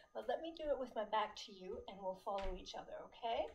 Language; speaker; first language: English; native; English